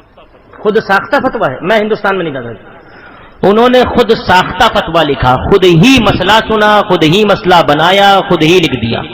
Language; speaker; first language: Urdu; native; Urdu